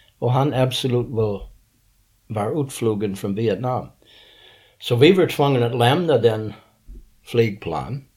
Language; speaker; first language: Swedish; early bilingual, heritage; English